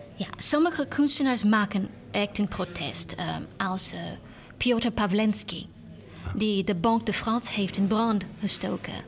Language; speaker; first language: Dutch; non-native, learner; English